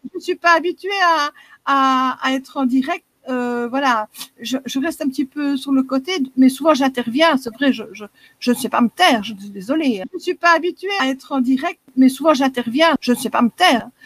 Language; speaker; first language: French; native; French